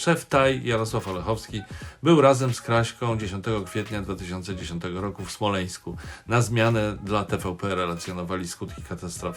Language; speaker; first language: Polish; native; Polish